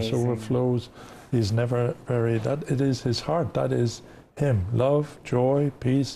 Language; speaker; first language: English; native; English